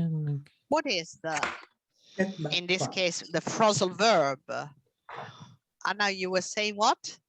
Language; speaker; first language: English; non-native, learner; Italian